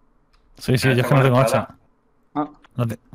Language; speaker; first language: Spanish; native; Spanish